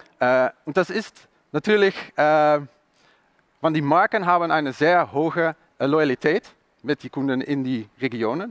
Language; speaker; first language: German; non-native, learner; Dutch